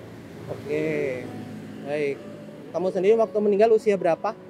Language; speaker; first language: Indonesian; native; Indonesian